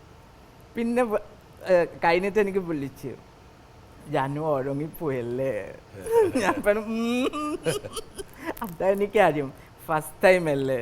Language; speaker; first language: Malayalam; non-native, learner; Assamese